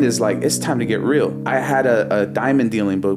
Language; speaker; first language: English; early bilingual, other home language; Spanish